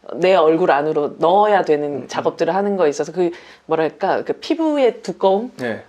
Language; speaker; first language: Korean; native; Korean